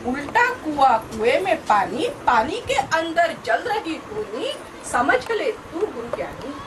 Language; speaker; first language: Hindi; non-native, local second language; Marathi